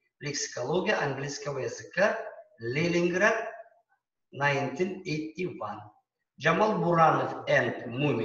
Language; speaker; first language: Russian; non-native, local second language; Uzbek